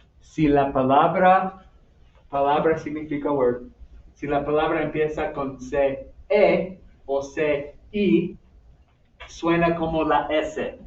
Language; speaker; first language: Spanish; non-native, fluent; English